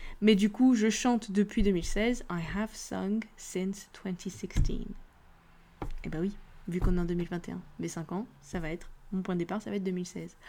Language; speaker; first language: French; native; French